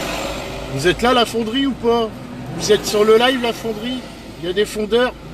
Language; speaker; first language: French; native; French